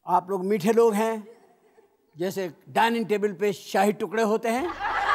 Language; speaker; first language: Urdu; native; Urdu